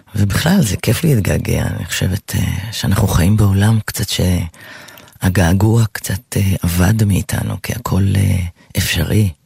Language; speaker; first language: Hebrew; native; Hebrew